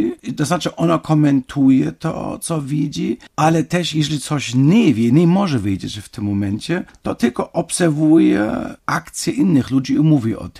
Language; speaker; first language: Polish; non-native, fluent; German